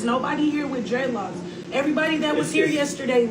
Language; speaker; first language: English; native; English